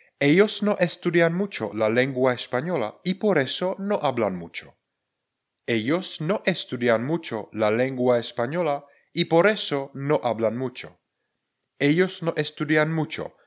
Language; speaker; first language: Spanish; non-native, fluent; Czech